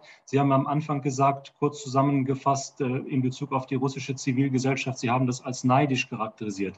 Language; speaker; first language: German; native; German